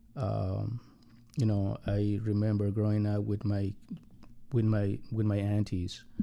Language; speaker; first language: English; non-native, learner; Spanish